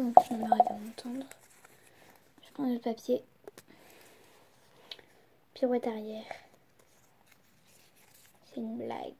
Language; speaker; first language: French; native; French